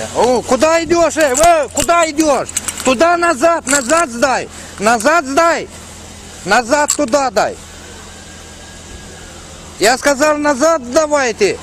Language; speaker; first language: Russian; non-native, local second language; Romanian